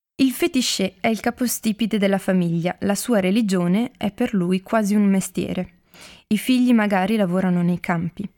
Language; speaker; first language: Italian; native; Italian